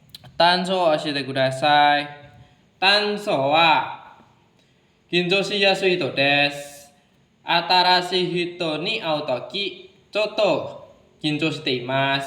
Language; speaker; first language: Japanese; non-native, learner; Indonesian